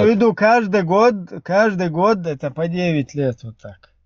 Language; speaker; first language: Russian; native; Russian